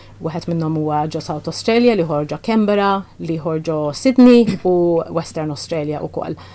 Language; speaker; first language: Maltese; native; Maltese